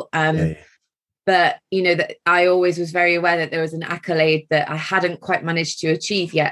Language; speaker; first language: English; native; English